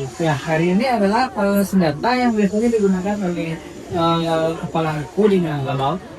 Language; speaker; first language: Indonesian; native; Indonesian